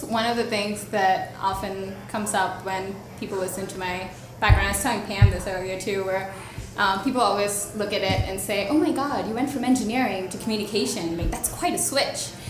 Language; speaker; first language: English; non-native, local second language; Telugu